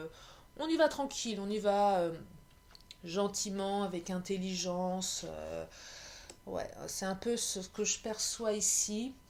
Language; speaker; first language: French; native; French